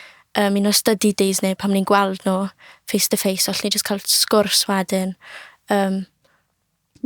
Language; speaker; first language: Welsh; native; Welsh